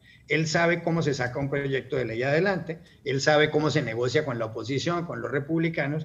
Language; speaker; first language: Spanish; native; Spanish